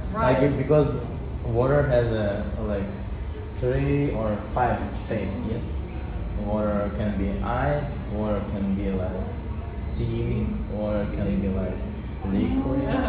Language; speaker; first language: English; non-native, fluent; Russian